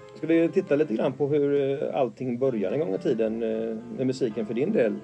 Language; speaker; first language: Swedish; native; Swedish